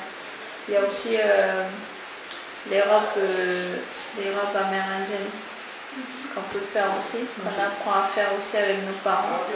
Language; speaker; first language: French; non-native, local second language; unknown